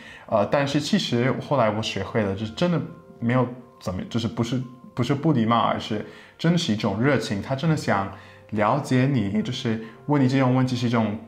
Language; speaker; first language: Chinese; non-native, fluent; English